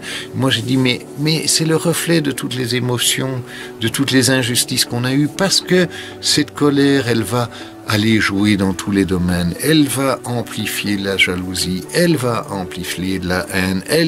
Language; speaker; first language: French; native; French